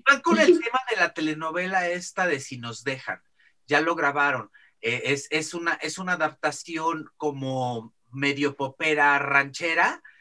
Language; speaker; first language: Spanish; native; Spanish